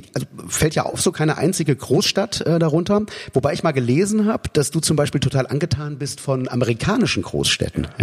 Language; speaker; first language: German; native; German